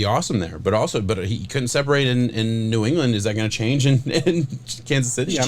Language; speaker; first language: English; native; English